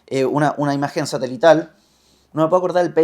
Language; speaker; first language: Spanish; native; Spanish